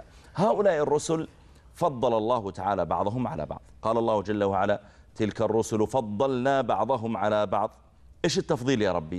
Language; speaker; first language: Arabic; native; Arabic